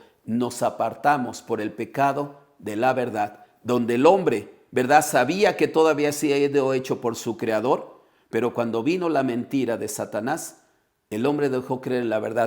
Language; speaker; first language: Spanish; native; Spanish